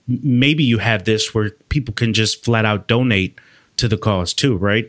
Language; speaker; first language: English; native; English